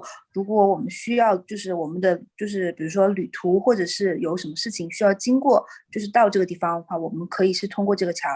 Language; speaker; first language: Chinese; native; Chinese